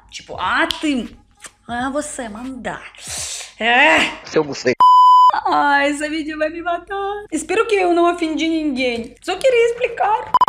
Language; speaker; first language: Portuguese; non-native, learner; Russian